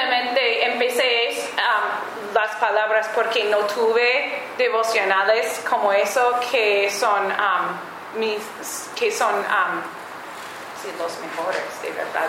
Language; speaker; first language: Spanish; non-native, learner; English